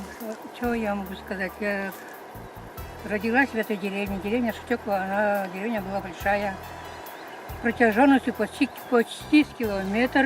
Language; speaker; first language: Russian; native; Russian